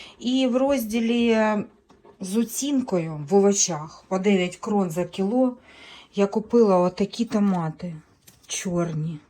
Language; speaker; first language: Ukrainian; native; Ukrainian